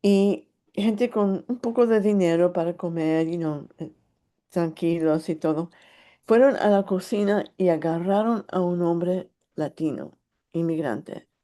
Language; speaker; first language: Spanish; early bilingual, heritage; English